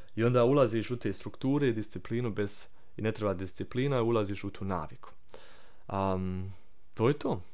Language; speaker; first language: Serbian; early bilingual, heritage; Croatian